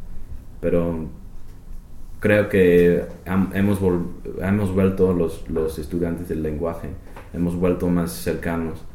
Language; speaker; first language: Spanish; non-native, fluent; English